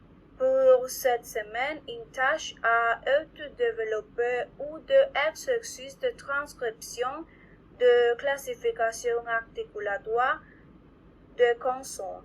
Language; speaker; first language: French; non-native, learner; Spanish